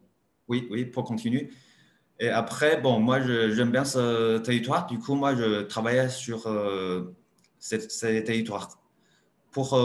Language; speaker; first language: French; non-native, learner; Chinese